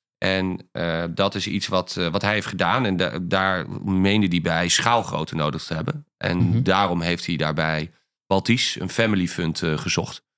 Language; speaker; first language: Dutch; native; Dutch